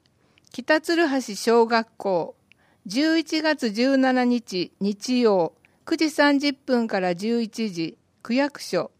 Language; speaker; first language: Japanese; native; Japanese